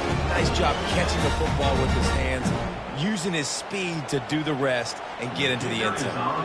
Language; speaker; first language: English; native; English